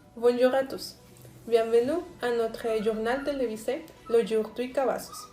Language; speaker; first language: French; non-native, learner; Spanish